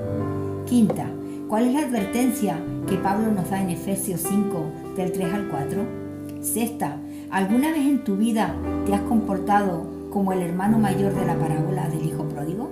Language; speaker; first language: Spanish; native; Spanish